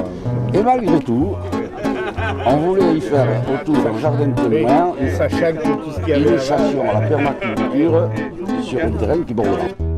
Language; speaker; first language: French; native; French